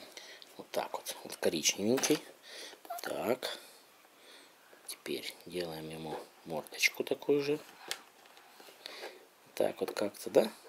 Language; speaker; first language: Russian; native; Russian